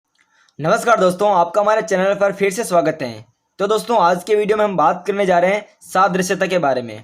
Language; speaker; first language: Hindi; native; Hindi